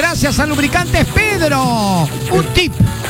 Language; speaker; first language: Spanish; native; Spanish